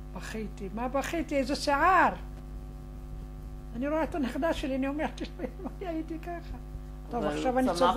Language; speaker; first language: Hebrew; non-native, fluent; Arabic